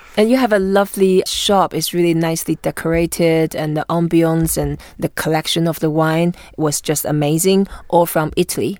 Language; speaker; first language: English; non-native, fluent; Chinese